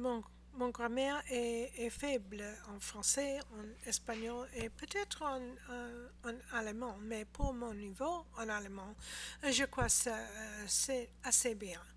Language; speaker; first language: French; non-native, learner; English